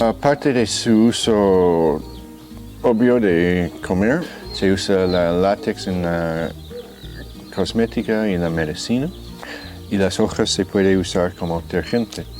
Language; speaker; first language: Spanish; non-native, fluent; English